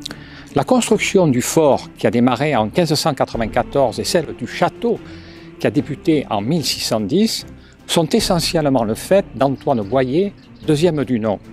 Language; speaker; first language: French; native; French